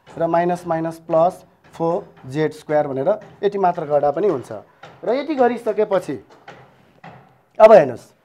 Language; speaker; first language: Nepali; non-native, local second language; Newari